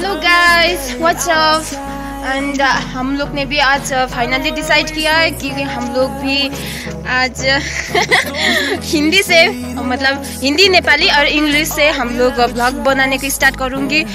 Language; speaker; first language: Hindi; non-native, local second language; Nepali